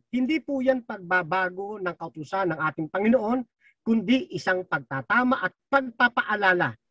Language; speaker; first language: Filipino; native; Filipino